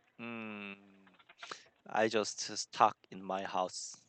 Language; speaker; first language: English; non-native, learner; Korean